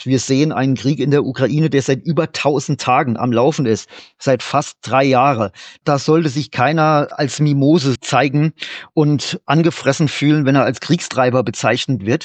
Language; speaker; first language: German; native; German